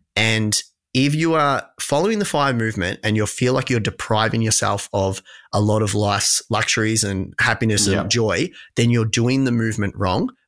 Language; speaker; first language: English; native; English